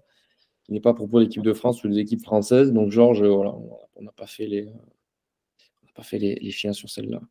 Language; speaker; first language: French; native; French